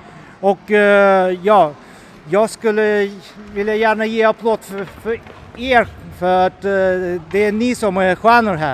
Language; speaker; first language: Swedish; non-native, fluent; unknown